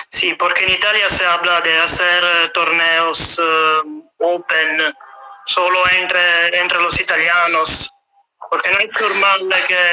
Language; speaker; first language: Spanish; non-native, fluent; Italian